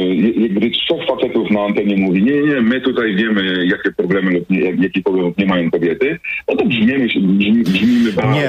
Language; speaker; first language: Polish; native; Polish